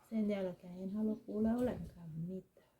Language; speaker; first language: Finnish; non-native, learner; Thai